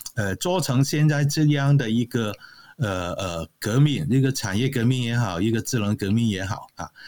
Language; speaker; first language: Chinese; non-native, local second language; Cantonese